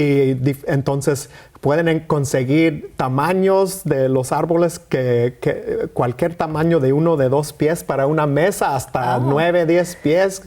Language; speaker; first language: Spanish; early bilingual, heritage; Spanish